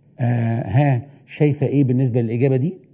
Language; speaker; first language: Arabic; native; Arabic